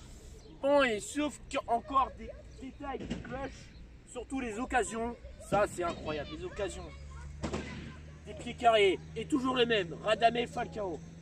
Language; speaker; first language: French; native; French